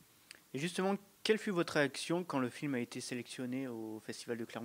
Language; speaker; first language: French; native; French